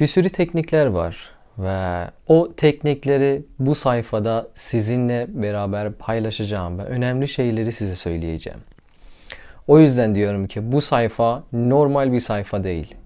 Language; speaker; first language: Turkish; non-native, learner; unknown